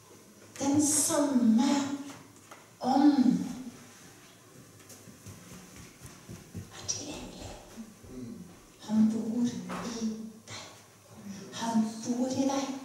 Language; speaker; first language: Norwegian; native; Norwegian